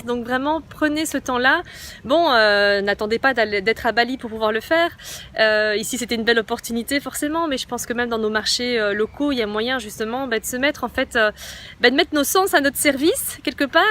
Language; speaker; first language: French; native; French